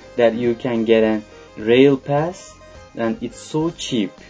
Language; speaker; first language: English; non-native, fluent; Turkish